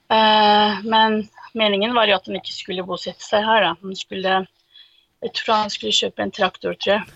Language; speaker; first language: Norwegian; early bilingual, other home language; Turkish